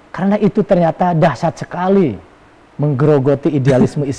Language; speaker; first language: Indonesian; native; Indonesian